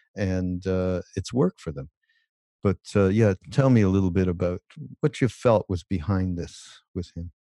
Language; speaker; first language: English; native; English